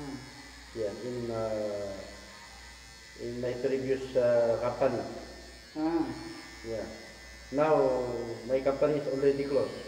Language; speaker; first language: English; non-native, local second language; Filipino